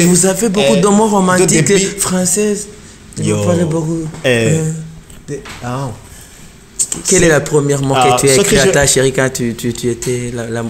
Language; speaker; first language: French; non-native, local second language; Rundi